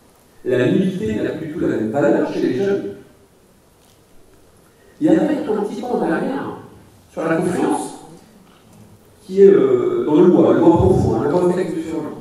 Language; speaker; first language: French; native; French